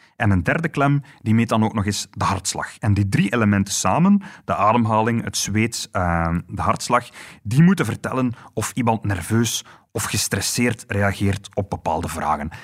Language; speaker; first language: Dutch; native; Dutch